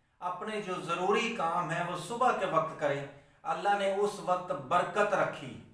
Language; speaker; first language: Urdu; non-native, local second language; Punjabi